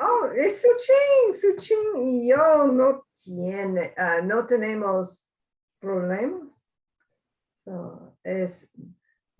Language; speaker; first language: Spanish; non-native, learner; English